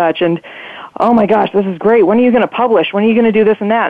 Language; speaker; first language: English; native; English